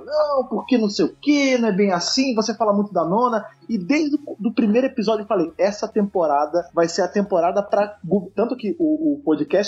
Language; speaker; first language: Portuguese; native; Portuguese